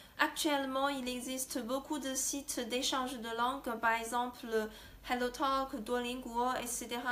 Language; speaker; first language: French; non-native, fluent; Chinese